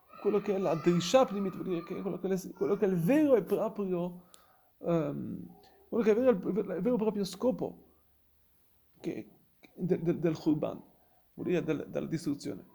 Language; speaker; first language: Italian; non-native, fluent; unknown